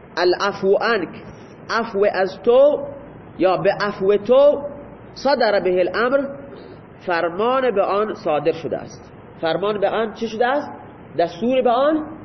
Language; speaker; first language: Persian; non-native, local second language; Baluchi